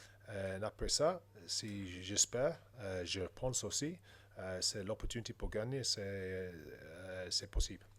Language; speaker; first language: French; non-native, learner; English